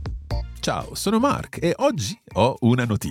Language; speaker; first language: Italian; non-native, fluent; English